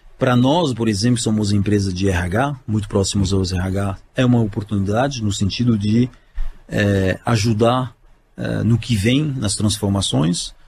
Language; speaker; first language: Portuguese; non-native, fluent; French